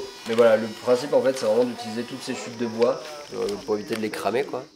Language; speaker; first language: French; native; French